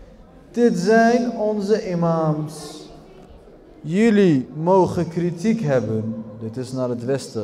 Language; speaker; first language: Dutch; early bilingual, other home language; Arabic